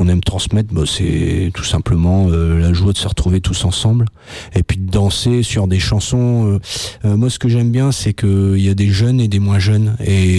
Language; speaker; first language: French; native; French